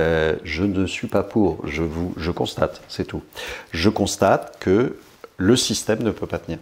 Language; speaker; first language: French; native; French